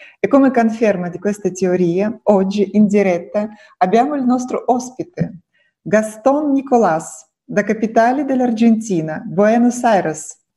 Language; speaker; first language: Italian; non-native, fluent; Russian